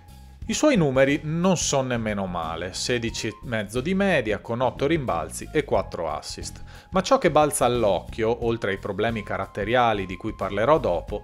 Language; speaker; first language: Italian; native; Italian